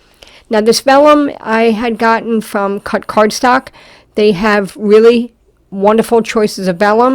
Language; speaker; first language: English; native; English